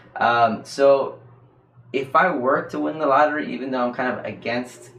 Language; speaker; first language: English; native; English